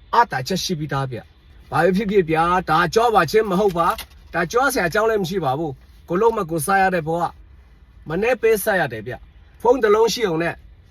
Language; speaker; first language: Burmese; non-native, local second language; Shan